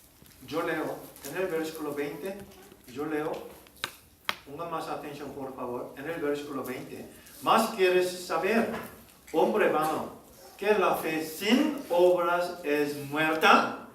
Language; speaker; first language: Spanish; non-native, learner; Korean